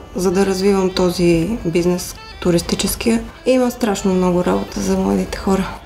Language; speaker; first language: Bulgarian; native; Bulgarian